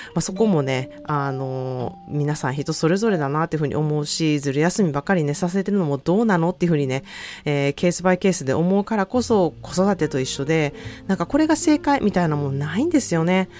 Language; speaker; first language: Japanese; native; Japanese